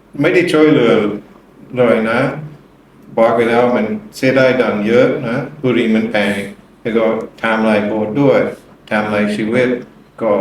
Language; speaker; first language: Thai; non-native, learner; English